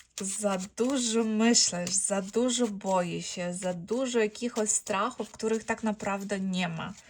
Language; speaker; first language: Polish; non-native, fluent; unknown